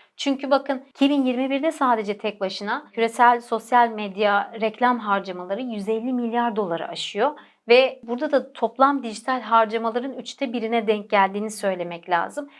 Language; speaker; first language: Turkish; native; Turkish